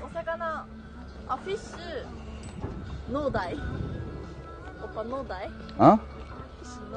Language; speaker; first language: Korean; non-native, learner; Japanese